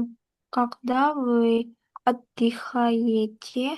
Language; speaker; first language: Russian; non-native, learner; Indonesian